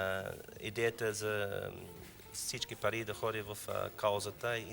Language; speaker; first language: Bulgarian; non-native, learner; English